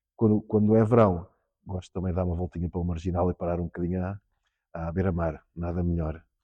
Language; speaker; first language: Portuguese; early bilingual, heritage; Portuguese